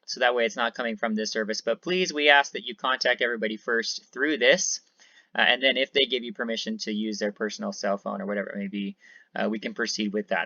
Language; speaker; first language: English; native; English